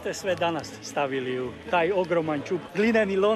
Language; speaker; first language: Croatian; early bilingual, heritage; Croatian